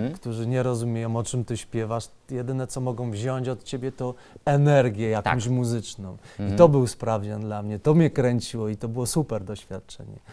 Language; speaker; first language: Polish; native; Polish